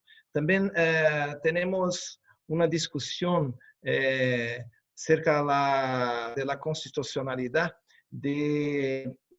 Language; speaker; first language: Spanish; non-native, fluent; Portuguese